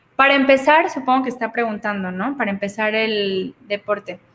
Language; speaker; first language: Spanish; native; Spanish